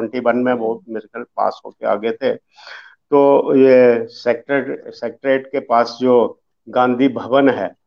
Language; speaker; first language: Hindi; early bilingual, other home language; Dogri